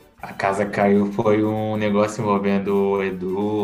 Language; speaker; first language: Portuguese; native; Portuguese